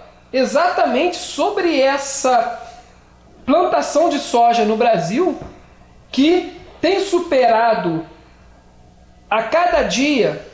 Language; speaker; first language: Portuguese; native; Portuguese